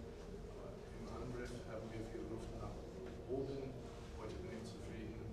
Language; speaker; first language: German; non-native, learner; English